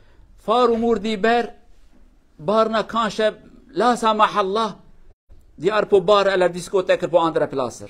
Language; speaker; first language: Swedish; non-native, learner; Kurdish